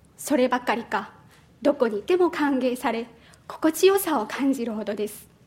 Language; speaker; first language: Japanese; non-native, fluent; Chinese